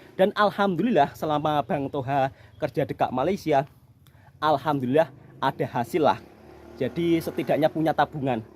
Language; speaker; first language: Indonesian; native; Indonesian